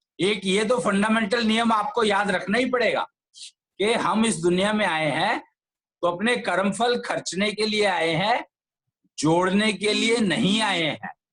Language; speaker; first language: Hindi; native; Hindi